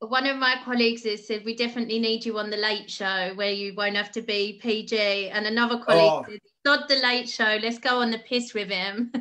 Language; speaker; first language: English; native; English